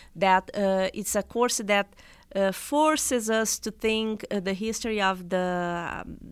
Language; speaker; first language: English; non-native, fluent; Portuguese